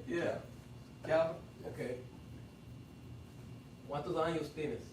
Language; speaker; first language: Spanish; non-native, fluent; English